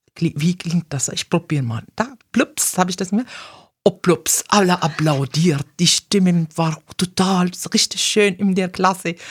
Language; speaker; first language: German; non-native, fluent; Arabic